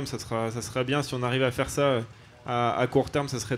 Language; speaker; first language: French; native; French